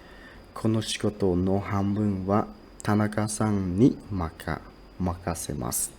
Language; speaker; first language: Japanese; non-native, learner; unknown